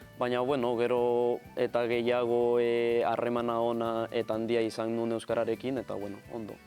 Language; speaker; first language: Basque; non-native, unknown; Spanish